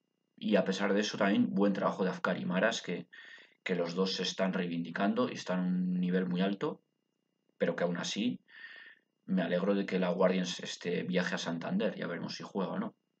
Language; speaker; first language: Spanish; native; Spanish